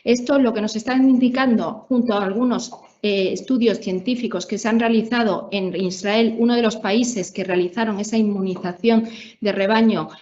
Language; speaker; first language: Spanish; native; Spanish